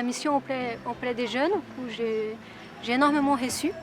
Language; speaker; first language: French; non-native, fluent; Portuguese